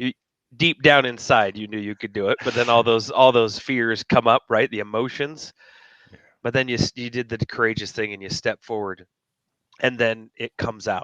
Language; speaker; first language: English; native; English